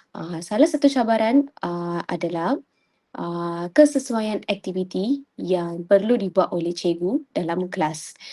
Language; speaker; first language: Malay; non-native, local second language; Tamil